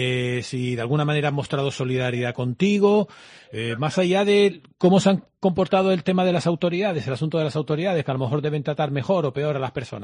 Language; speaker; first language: Spanish; native; Spanish